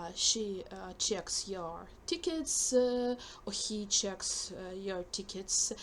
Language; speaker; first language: English; non-native, fluent; Ukrainian